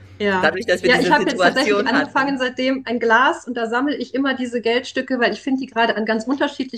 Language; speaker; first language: German; native; German